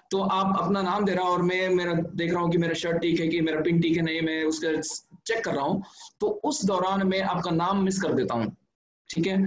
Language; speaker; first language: Hindi; non-native, local second language; Telugu